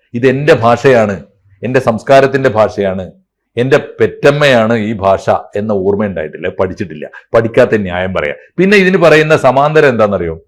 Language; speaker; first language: Malayalam; native; Malayalam